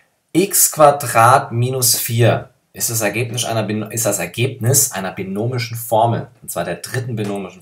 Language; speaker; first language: German; native; German